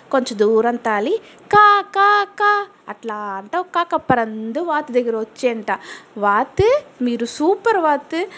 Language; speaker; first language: Telugu; native; Telugu